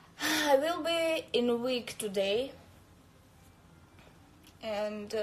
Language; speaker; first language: English; non-native, learner; Russian